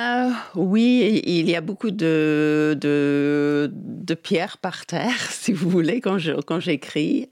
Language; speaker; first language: French; non-native, fluent; English